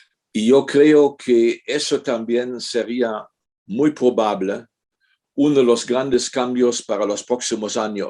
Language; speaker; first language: Spanish; non-native, fluent; German